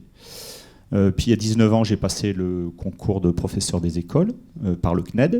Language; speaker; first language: French; native; French